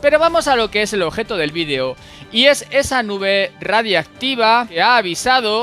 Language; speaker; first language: Spanish; native; Spanish